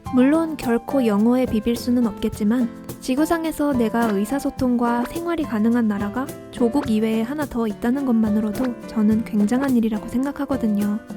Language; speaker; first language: Korean; native; Korean